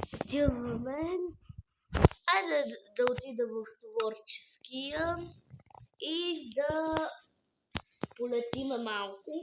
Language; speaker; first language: Bulgarian; native; Bulgarian